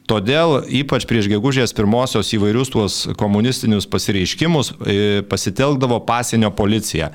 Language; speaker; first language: Lithuanian; native; Lithuanian